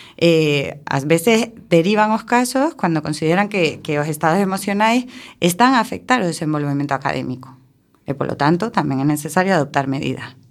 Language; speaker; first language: Galician; non-native, local second language; Spanish